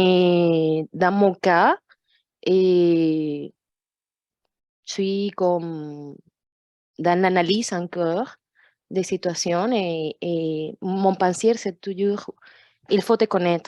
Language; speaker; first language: French; non-native, fluent; Portuguese